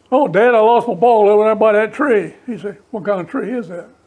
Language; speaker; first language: English; native; English